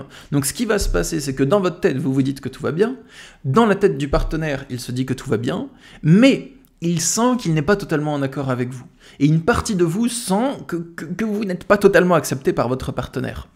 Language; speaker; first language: French; native; French